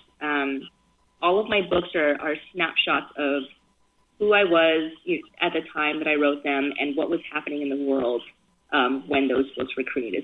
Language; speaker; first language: English; early bilingual, other home language; Chinese